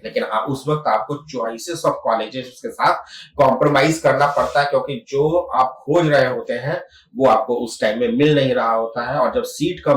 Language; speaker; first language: Hindi; native; Hindi